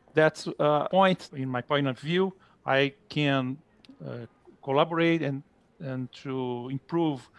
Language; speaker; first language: English; non-native, fluent; Portuguese